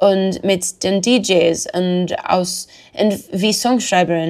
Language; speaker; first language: German; non-native, learner; English